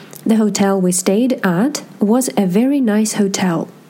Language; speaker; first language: English; non-native, fluent; Russian